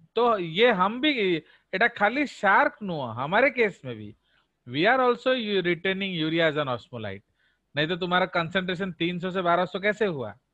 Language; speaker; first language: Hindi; non-native, local second language; Odia